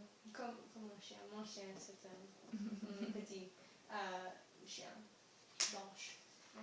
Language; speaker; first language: French; non-native, learner; English